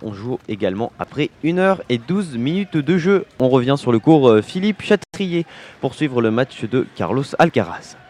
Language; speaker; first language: French; native; French